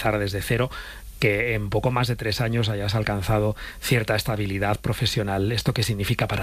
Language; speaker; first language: Spanish; native; Spanish